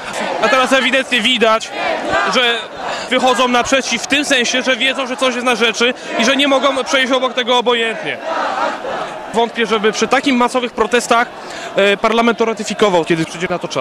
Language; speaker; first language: Polish; native; Polish